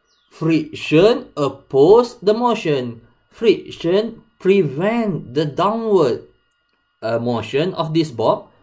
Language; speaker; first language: English; non-native, local second language; Malay